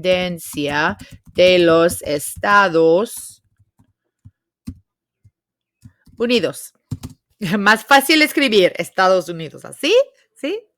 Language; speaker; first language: Spanish; non-native, fluent; English